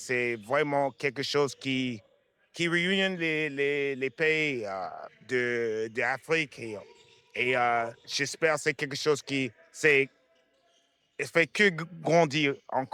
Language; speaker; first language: French; non-native, fluent; English